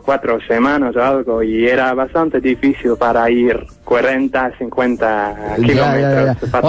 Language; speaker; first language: Spanish; non-native, learner; Dutch